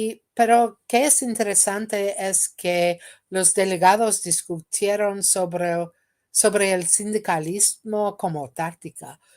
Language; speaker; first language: Spanish; non-native, fluent; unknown